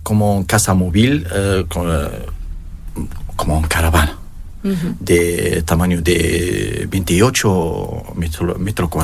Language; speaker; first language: Spanish; non-native, learner; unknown